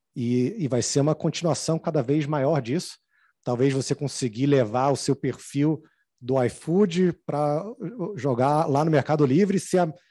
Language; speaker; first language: Portuguese; native; Portuguese